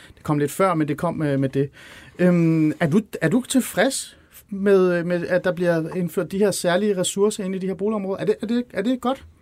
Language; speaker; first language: Danish; early bilingual, other home language; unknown